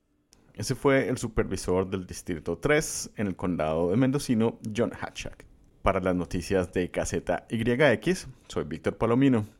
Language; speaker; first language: Spanish; native; Spanish